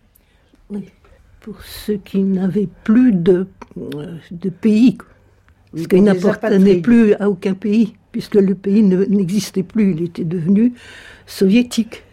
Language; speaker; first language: French; early bilingual, other home language; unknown